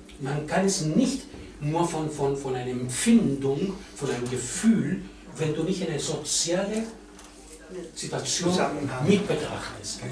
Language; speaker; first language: German; non-native, fluent; Spanish